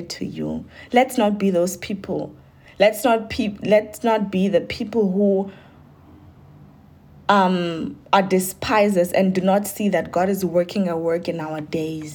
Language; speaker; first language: English; non-native, local second language; Tsonga